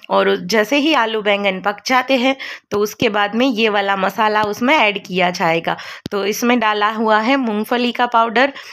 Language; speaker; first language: Hindi; non-native, local second language; Gujarati